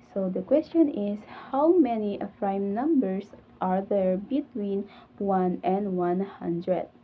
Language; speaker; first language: English; non-native, local second language; Filipino